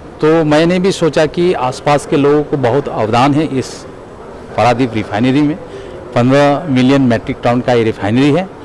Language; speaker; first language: Hindi; non-native, local second language; Assamese